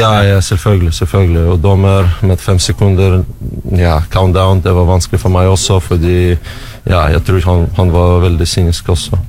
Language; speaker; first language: Norwegian; non-native, learner; Russian